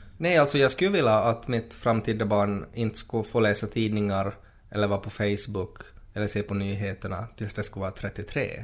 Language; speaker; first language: Swedish; native; Swedish